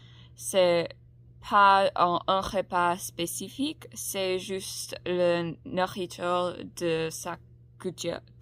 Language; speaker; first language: French; non-native, learner; English